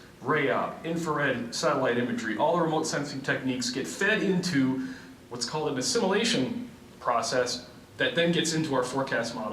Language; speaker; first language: English; native; English